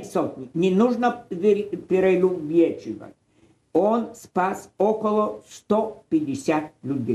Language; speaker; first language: Russian; non-native, fluent; Polish